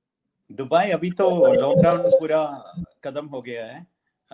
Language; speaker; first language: Hindi; non-native, fluent; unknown